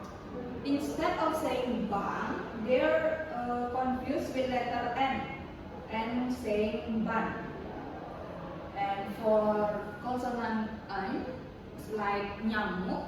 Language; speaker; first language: English; non-native, learner; Indonesian